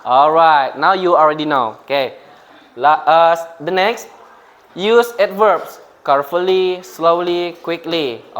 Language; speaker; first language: English; non-native, fluent; Indonesian